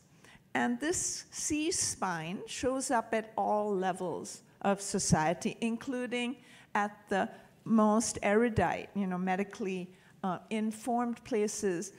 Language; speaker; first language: English; native; English